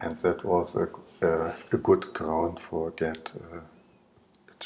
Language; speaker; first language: English; non-native, learner; German